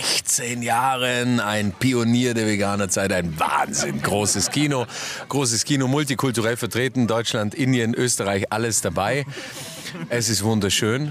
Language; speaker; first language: German; native; German